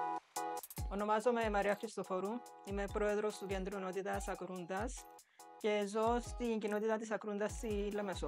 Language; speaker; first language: Greek; native; Greek